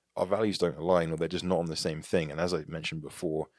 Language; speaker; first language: English; native; English